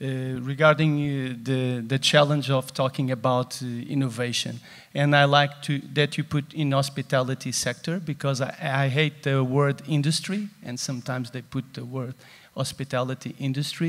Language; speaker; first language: English; non-native, fluent; Portuguese